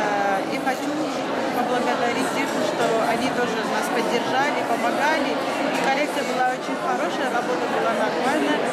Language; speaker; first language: Russian; non-native, fluent; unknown